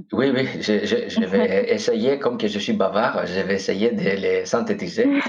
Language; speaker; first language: French; non-native, fluent; Greek